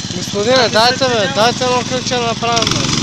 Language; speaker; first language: Bulgarian; native; Bulgarian